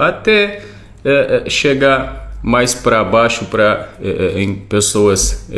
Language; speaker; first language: Portuguese; non-native, fluent; Arabic